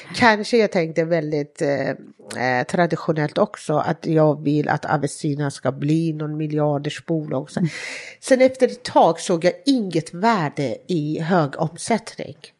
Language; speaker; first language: Swedish; non-native, fluent; Persian